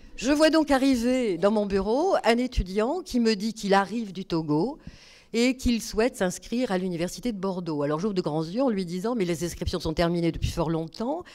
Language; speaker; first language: French; native; French